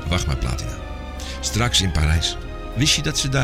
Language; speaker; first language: Dutch; native; Dutch